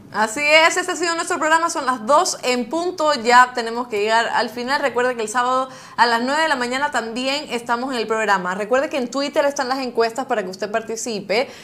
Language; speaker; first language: Spanish; native; Spanish